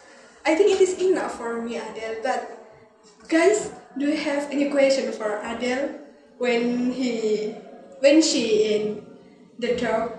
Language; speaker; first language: English; non-native, learner; Indonesian